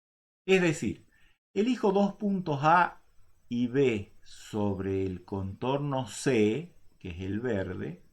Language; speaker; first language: Spanish; native; Spanish